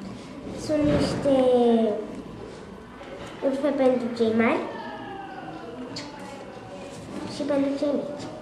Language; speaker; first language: Romanian; early bilingual, heritage; Romanian